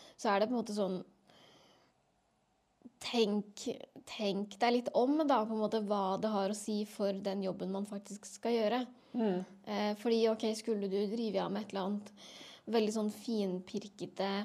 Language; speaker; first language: Norwegian; native; Norwegian